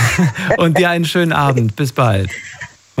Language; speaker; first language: German; native; German